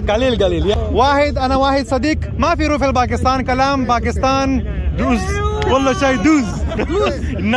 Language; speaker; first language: Arabic; non-native, learner; Urdu